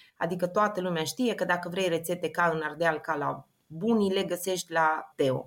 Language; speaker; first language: Romanian; native; Romanian